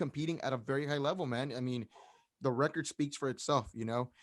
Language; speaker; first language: English; native; English